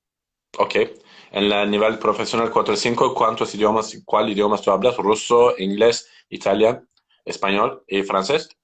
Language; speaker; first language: Spanish; non-native, learner; Turkish